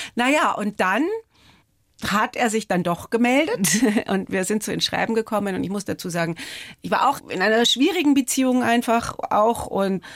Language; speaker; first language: German; native; German